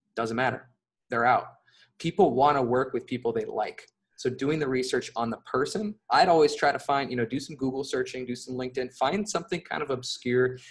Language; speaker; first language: English; native; English